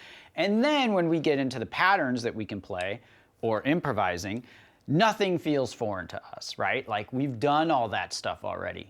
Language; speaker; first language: English; native; English